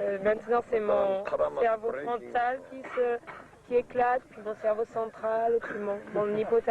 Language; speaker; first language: French; native; French